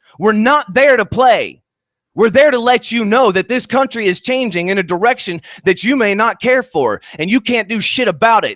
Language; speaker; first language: English; native; English